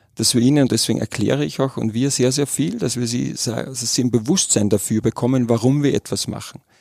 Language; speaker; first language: German; native; German